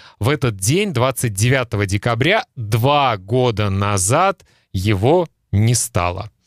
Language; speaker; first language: Russian; native; Russian